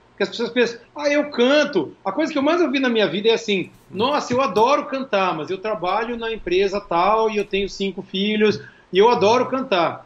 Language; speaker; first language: Portuguese; native; Portuguese